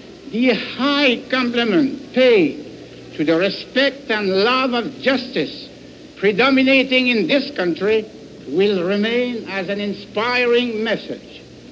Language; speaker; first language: English; non-native, local second language; French